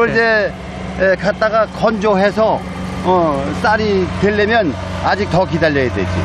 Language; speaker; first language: Korean; native; Korean